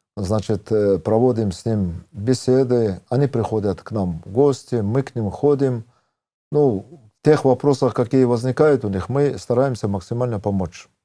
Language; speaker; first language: Russian; non-native, local second language; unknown